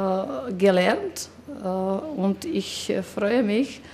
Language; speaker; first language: German; non-native, fluent; Czech